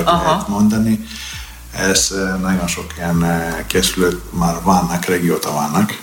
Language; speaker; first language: Hungarian; non-native, learner; Greek